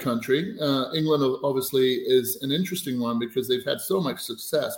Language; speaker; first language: English; native; English